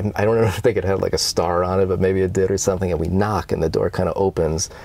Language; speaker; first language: English; native; English